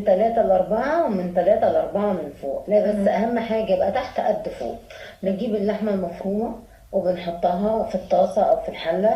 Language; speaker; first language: Arabic; native; Arabic